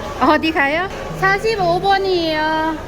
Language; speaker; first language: Korean; non-native, learner; Vietnamese